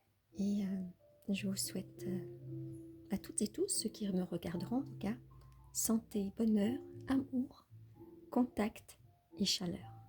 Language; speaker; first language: French; native; French